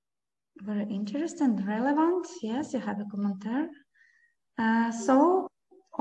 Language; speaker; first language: English; non-native, learner; Ukrainian